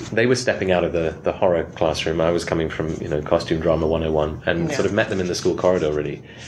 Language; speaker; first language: English; native; English